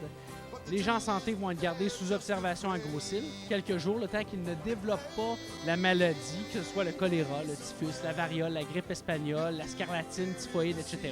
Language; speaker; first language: French; native; French